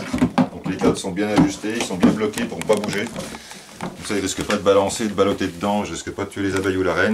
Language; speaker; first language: French; native; French